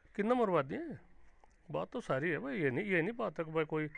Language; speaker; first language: Hindi; native; Hindi